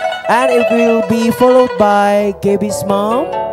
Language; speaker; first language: English; non-native, fluent; Indonesian